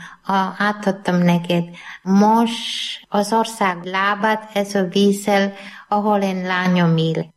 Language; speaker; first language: Hungarian; non-native, learner; Malayalam